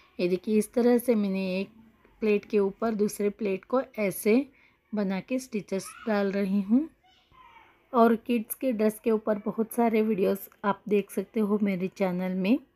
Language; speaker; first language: Hindi; non-native, local second language; Kannada